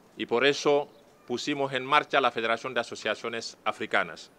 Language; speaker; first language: Spanish; non-native, fluent; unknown